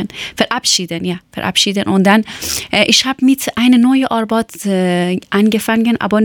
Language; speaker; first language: German; non-native, learner; Persian